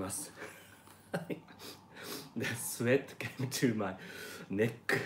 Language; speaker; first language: English; non-native, learner; Japanese